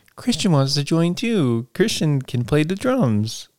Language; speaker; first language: English; native; English